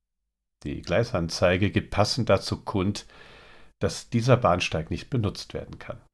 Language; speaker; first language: German; native; German